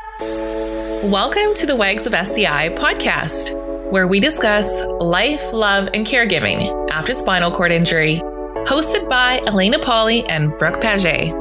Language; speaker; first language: English; native; English